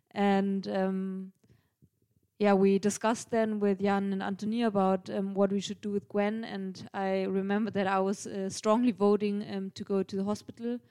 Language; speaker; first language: English; non-native, fluent; German